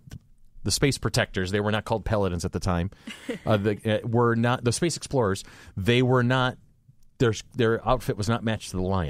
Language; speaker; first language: English; native; English